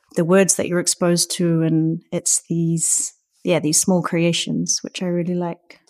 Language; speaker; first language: English; native; English